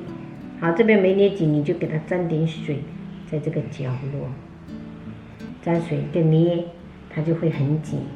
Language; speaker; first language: Chinese; native; Chinese